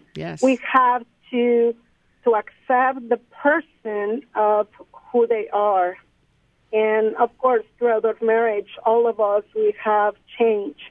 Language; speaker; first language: English; non-native, fluent; Spanish